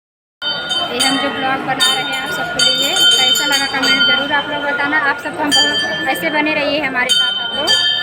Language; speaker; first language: Hindi; non-native, local second language; Awadhi